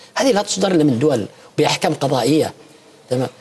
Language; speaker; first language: Arabic; native; Arabic